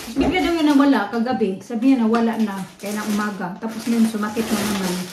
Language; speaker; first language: Filipino; non-native, local second language; Cebuano